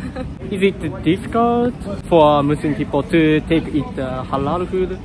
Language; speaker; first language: English; non-native, learner; Japanese